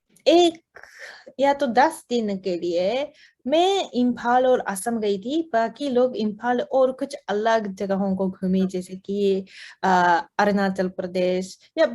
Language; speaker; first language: Hindi; non-native, fluent; Japanese